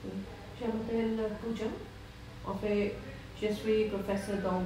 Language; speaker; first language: French; non-native, learner; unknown